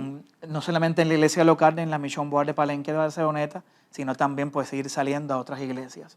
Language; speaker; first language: Spanish; native; Spanish